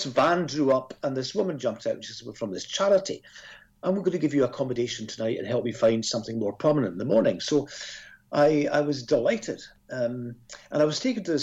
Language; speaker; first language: English; native; English